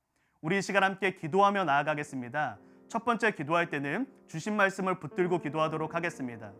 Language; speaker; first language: Korean; native; Korean